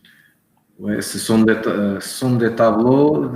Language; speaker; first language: French; non-native, learner; Portuguese